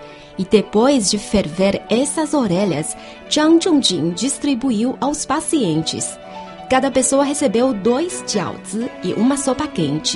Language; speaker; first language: Portuguese; non-native, fluent; Chinese